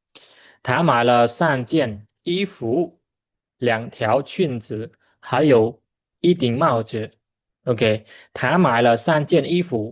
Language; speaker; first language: Chinese; non-native, fluent; Khmer